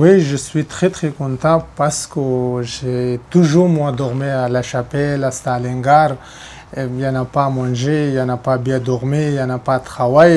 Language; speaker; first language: French; non-native, learner; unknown